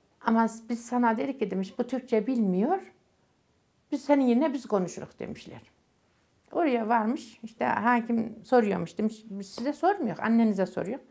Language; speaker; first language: Turkish; non-native, local second language; Macedonian